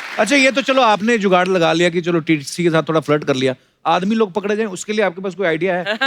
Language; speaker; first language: Hindi; non-native, local second language; Punjabi